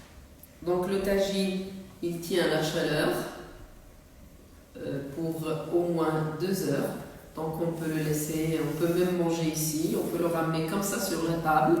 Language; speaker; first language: French; non-native, local second language; Arabic